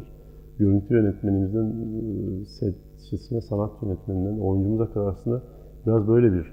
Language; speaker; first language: Turkish; native; Turkish